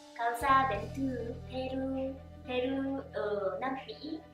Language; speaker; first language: Vietnamese; non-native, learner; Japanese